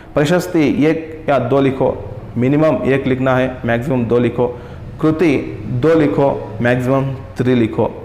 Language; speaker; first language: Hindi; non-native, local second language; Kannada